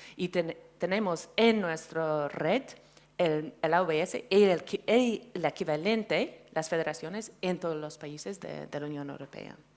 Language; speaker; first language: Spanish; non-native, fluent; English